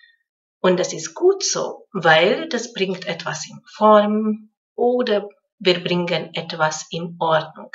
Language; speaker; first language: German; non-native, fluent; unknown